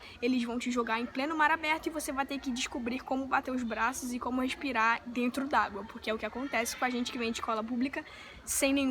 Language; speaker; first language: Portuguese; native; Portuguese